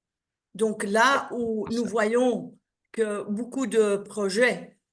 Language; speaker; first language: French; non-native, local second language; Dutch